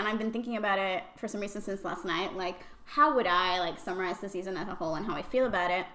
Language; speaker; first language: English; non-native, fluent; Spanish